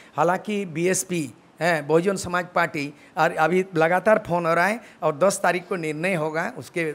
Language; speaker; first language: Hindi; native; Hindi